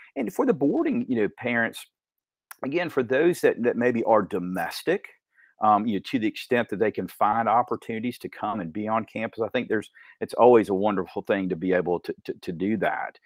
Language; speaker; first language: English; native; English